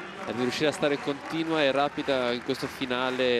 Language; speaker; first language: Italian; native; Italian